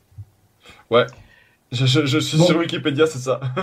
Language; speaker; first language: French; native; French